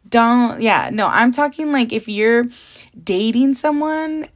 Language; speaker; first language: English; early bilingual, other home language; Spanish